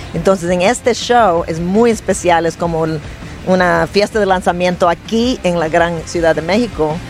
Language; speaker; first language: Spanish; early bilingual, heritage; Spanish